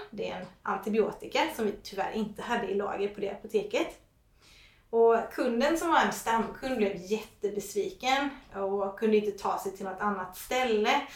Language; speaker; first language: Swedish; non-native, fluent; English